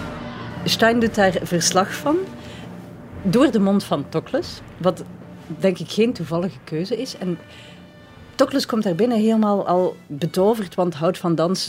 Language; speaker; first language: Dutch; native; Dutch